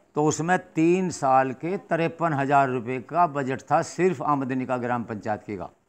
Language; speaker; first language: Hindi; native; Hindi